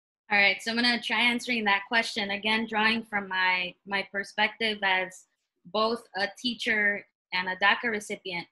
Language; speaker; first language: English; early bilingual, other home language; Spanish